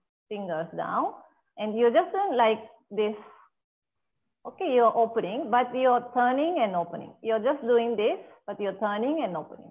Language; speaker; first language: English; non-native, fluent; Japanese